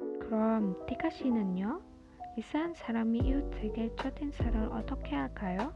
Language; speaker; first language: Korean; non-native, learner; Indonesian